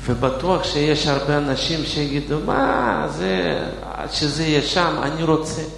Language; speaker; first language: Hebrew; non-native, fluent; Russian